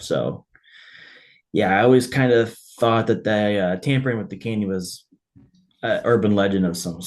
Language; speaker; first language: English; native; English